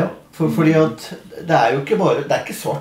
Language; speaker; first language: Norwegian; native; Norwegian